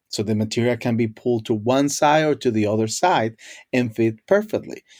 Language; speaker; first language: English; non-native, fluent; Spanish